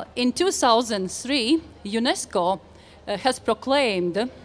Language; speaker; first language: English; non-native, fluent; Latvian